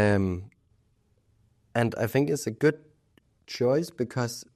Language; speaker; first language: English; non-native, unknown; Danish